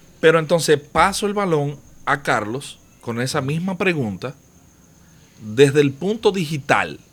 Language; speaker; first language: Spanish; native; Spanish